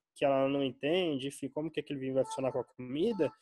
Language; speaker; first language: Portuguese; native; Portuguese